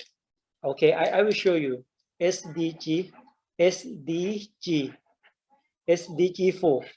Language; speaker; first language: English; non-native, learner; Thai